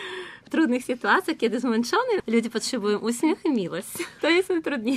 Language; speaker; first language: Polish; non-native, learner; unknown